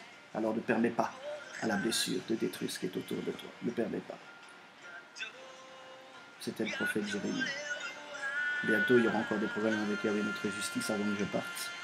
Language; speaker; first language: French; native; French